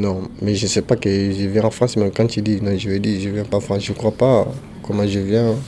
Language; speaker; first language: French; non-native, learner; Bambara